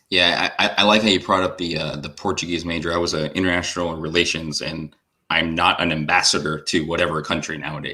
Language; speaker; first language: English; native; English